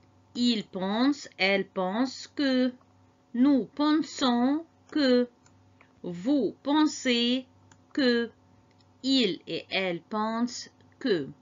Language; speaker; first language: French; non-native, fluent; Arabic